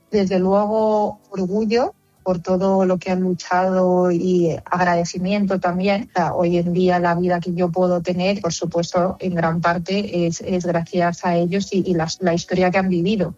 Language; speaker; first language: Spanish; native; Spanish